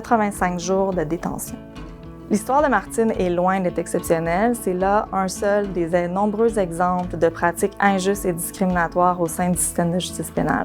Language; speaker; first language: French; native; French